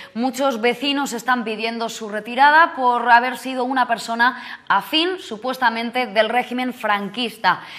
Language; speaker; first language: Spanish; native; Spanish